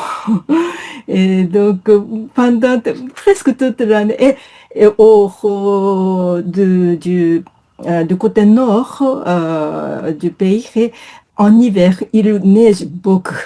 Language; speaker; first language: French; non-native, fluent; Japanese